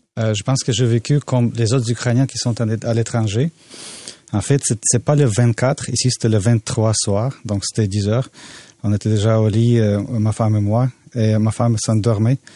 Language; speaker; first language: French; non-native, fluent; Russian